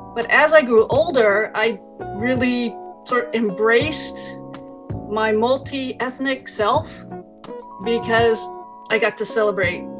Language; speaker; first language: English; native; English